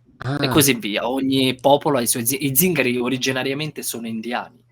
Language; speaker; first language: Italian; non-native, fluent; Romanian